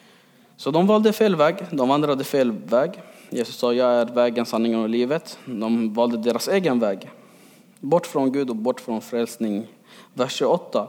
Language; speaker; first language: Swedish; early bilingual, other home language; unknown